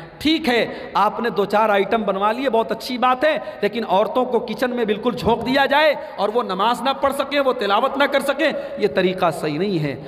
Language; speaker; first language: Urdu; native; Urdu